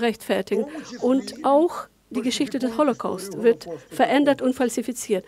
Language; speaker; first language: German; non-native, fluent; Ukrainian